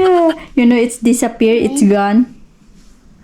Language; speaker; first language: English; non-native, local second language; Cebuano